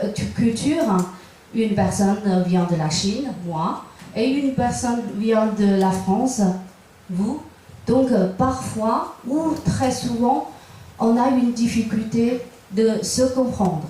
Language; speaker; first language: French; non-native, fluent; Chinese